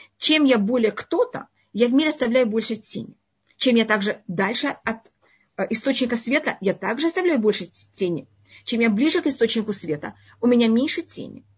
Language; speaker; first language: Russian; early bilingual, heritage; Russian